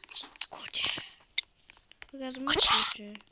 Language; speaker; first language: Bulgarian; non-native, learner; English